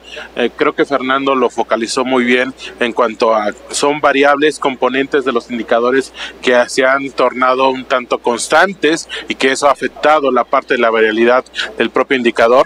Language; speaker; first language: Spanish; native; Spanish